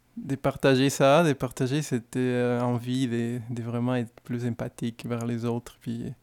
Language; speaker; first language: French; non-native, fluent; Spanish